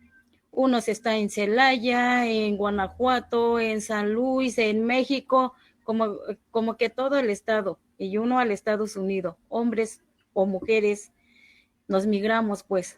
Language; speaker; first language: Spanish; non-native, local second language; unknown